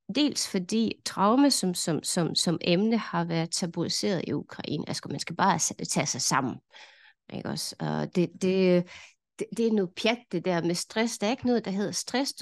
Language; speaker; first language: Danish; non-native, fluent; Ukrainian